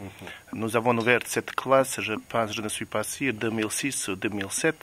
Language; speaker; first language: French; non-native, learner; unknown